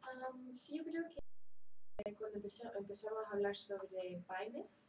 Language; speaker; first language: Spanish; early bilingual, heritage; Spanish